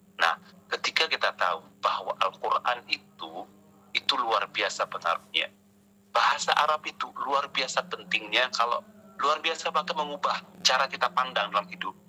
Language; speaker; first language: Indonesian; non-native, local second language; Achinese